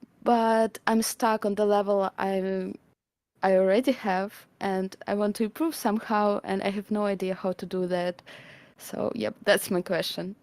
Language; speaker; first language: English; non-native, fluent; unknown